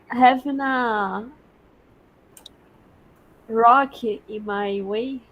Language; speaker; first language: English; non-native, learner; Portuguese